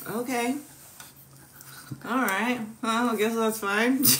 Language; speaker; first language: English; native; English